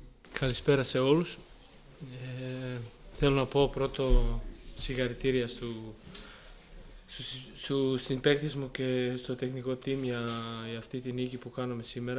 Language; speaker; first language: Greek; non-native, fluent; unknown